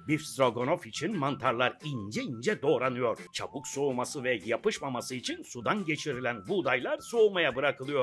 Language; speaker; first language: Turkish; native; Turkish